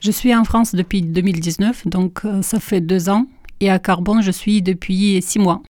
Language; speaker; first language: French; non-native, fluent; Russian